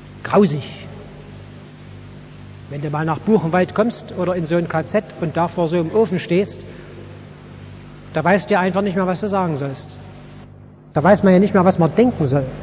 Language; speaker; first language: German; native; German